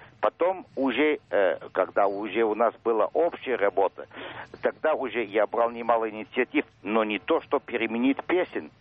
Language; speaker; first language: Russian; early bilingual, heritage; Russian